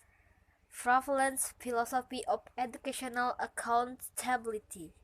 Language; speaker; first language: English; non-native, learner; Indonesian